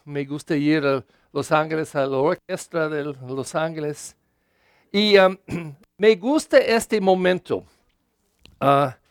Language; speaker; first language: Spanish; non-native, learner; English